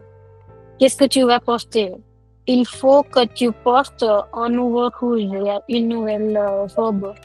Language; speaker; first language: French; non-native, fluent; Hindi